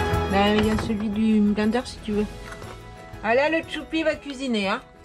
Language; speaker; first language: French; native; French